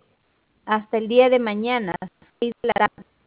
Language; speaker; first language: Spanish; native; Spanish